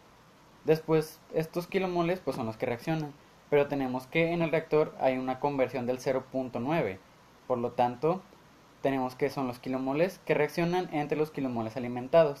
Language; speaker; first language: Spanish; native; Spanish